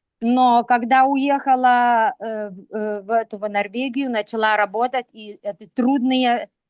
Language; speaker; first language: Russian; non-native, local second language; Lithuanian